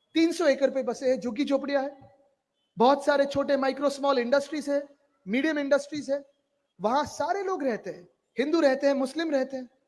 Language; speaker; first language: Hindi; non-native, local second language; Marathi